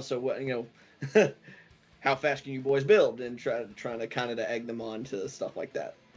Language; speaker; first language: English; native; English